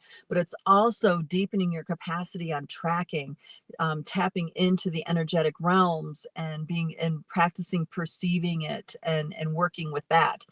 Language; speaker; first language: English; native; English